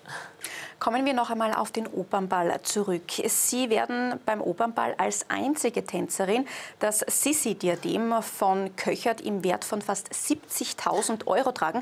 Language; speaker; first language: German; native; German